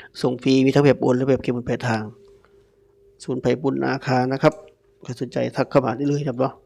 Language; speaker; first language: Thai; native; Thai